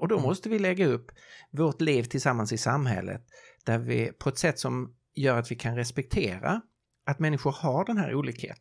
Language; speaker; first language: Swedish; native; Swedish